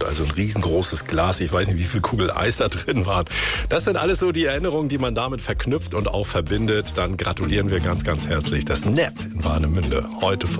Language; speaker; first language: German; native; German